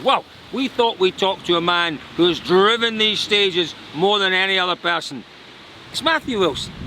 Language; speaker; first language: English; native; English